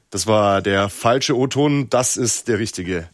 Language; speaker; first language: German; native; German